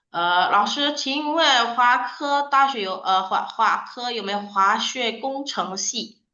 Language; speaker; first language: Chinese; non-native, fluent; Indonesian